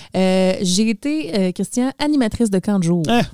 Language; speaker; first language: French; native; French